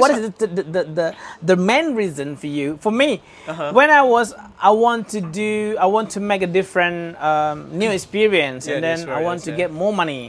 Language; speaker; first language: English; non-native, fluent; Indonesian